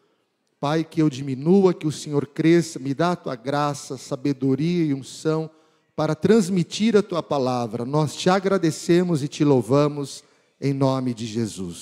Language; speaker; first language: Portuguese; native; Portuguese